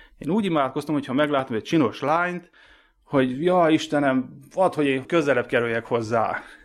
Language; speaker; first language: Hungarian; native; Hungarian